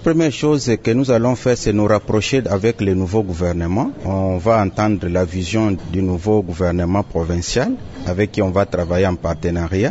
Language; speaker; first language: French; non-native, local second language; Swahili